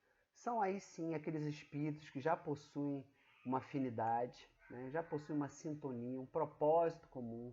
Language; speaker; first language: Portuguese; native; Portuguese